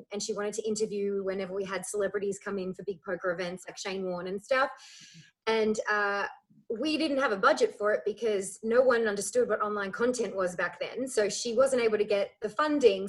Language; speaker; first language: English; native; English